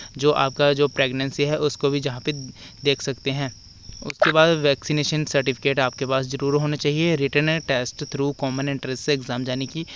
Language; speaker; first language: Hindi; non-native, local second language; Punjabi